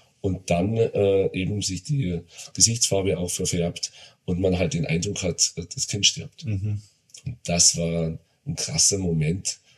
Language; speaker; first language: German; native; German